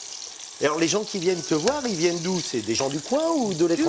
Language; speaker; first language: French; native; French